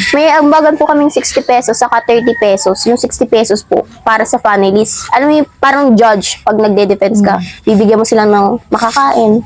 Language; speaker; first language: Filipino; native; Filipino